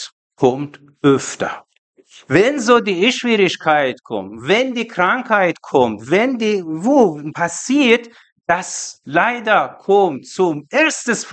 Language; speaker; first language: German; non-native, learner; Persian